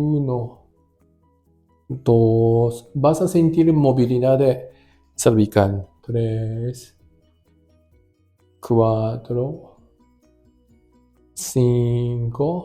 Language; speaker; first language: Spanish; non-native, learner; Japanese